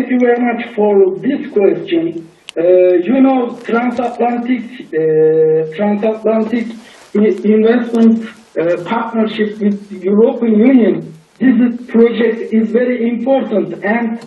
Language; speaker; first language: English; non-native, learner; Turkish